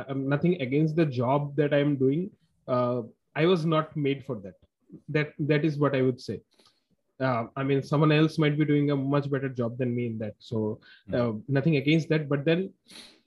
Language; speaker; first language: English; non-native, local second language; Assamese